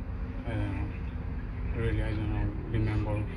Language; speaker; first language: English; non-native, learner; Romanian